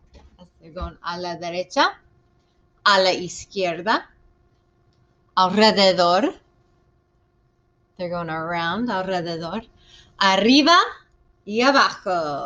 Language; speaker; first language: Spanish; non-native, fluent; English